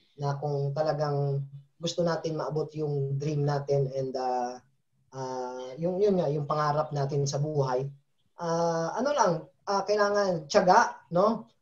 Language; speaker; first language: Filipino; native; Filipino